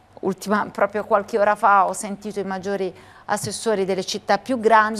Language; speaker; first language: Italian; native; Italian